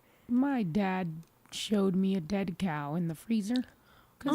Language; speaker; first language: English; early bilingual, other home language; Spanish